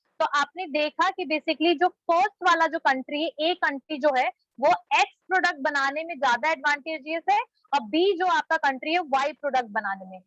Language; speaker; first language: Hindi; native; Hindi